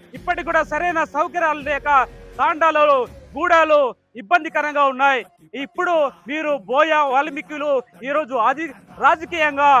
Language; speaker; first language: Telugu; non-native, local second language; Lambadi